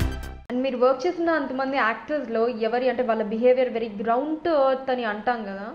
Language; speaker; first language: Telugu; native; Telugu